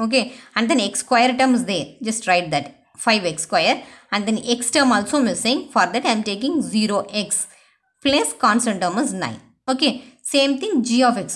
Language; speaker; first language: English; non-native, local second language; Tamil